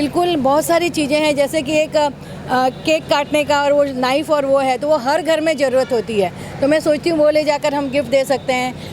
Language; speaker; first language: Hindi; native; Hindi